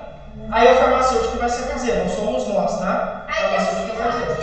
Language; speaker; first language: Portuguese; native; Portuguese